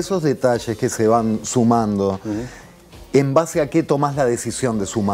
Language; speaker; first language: Spanish; native; Spanish